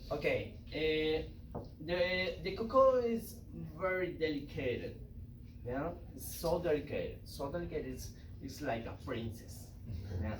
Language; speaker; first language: English; non-native, learner; Spanish